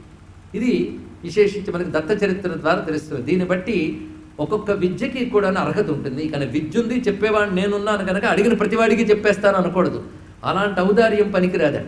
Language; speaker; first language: Telugu; native; Telugu